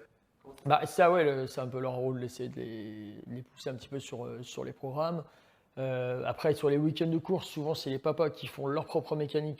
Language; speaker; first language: French; native; French